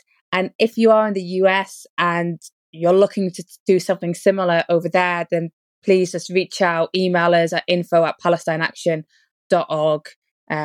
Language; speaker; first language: English; native; English